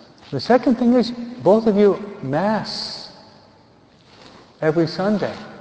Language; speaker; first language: English; native; English